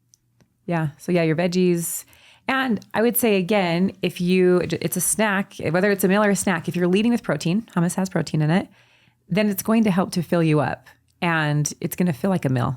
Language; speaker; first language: English; native; English